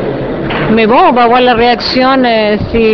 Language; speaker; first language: French; non-native, fluent; Spanish